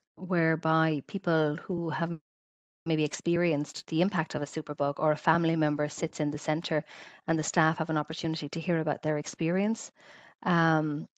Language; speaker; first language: English; native; English